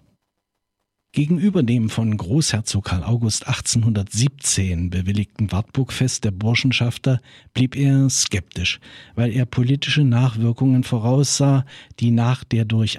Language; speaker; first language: German; native; German